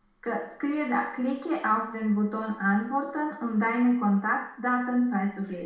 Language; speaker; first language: German; non-native, learner; Romanian